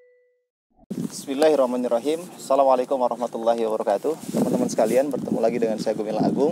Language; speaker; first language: Indonesian; native; Indonesian